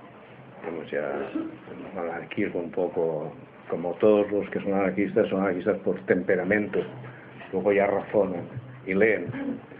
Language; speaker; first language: Spanish; native; Spanish